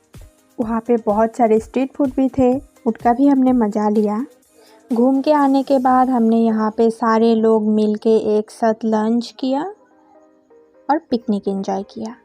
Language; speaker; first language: Hindi; non-native, local second language; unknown